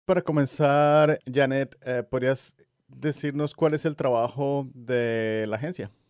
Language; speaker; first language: Spanish; native; Spanish